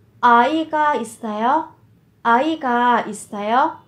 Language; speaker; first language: Korean; non-native, fluent; Vietnamese